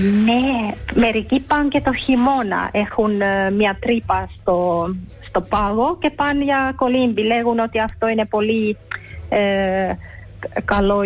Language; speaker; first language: Greek; early bilingual, heritage; Greek